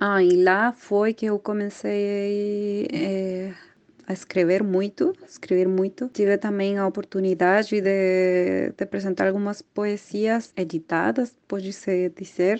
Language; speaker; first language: Portuguese; non-native, fluent; Spanish